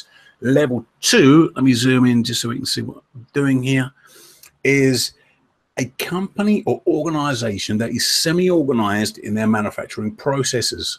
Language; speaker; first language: English; native; English